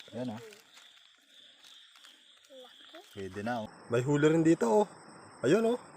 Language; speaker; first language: Filipino; native; Filipino